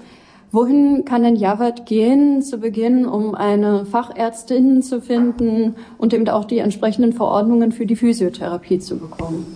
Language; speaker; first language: German; native; German